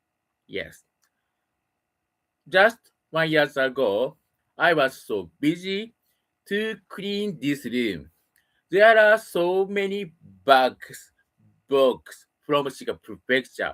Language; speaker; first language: English; non-native, learner; Japanese